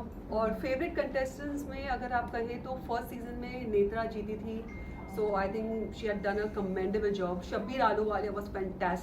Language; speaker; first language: Hindi; native; Hindi